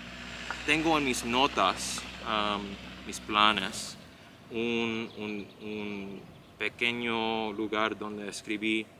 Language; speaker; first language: Spanish; non-native, fluent; English